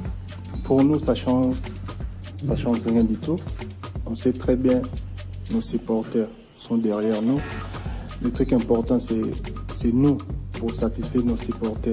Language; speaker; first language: French; non-native, local second language; Lingala